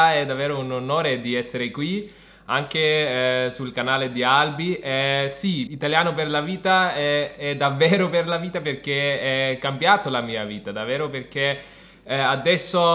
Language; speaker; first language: Italian; non-native, fluent; German